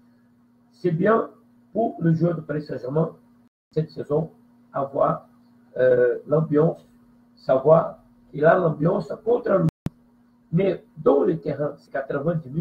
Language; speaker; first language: French; non-native, fluent; Portuguese